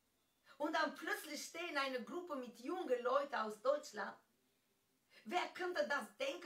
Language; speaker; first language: German; non-native, fluent; Albanian